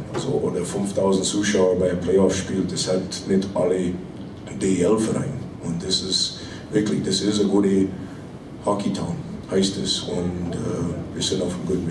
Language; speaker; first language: German; non-native, fluent; English